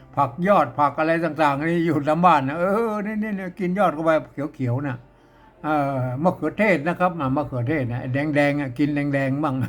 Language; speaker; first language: Thai; native; Thai